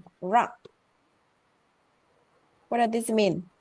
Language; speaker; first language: English; non-native, learner; Vietnamese